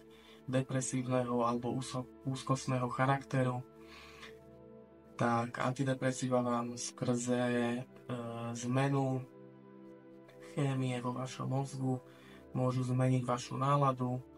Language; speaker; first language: Slovak; native; Slovak